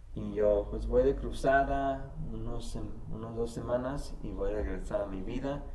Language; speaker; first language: Spanish; non-native, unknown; English